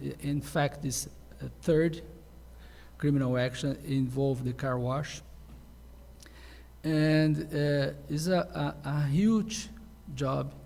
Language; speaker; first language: English; non-native, learner; Portuguese